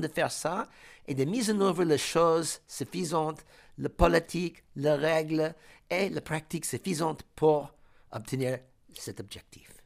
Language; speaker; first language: French; non-native, fluent; English